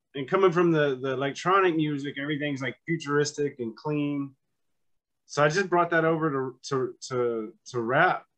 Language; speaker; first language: English; native; English